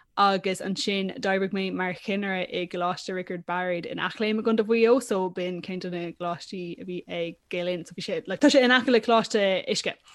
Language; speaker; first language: Irish; non-native, local second language; English